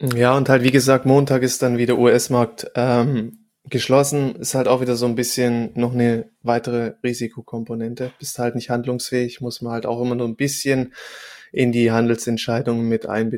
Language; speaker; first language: German; native; German